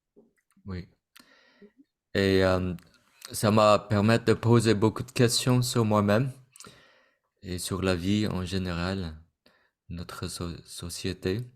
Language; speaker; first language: French; non-native, fluent; Vietnamese